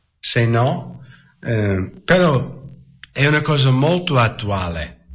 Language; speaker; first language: Italian; non-native, fluent; English